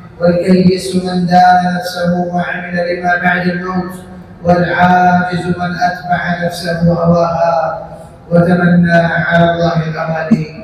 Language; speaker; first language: Arabic; non-native, fluent; Bangla